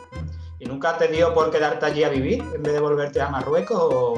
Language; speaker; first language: Spanish; native; Spanish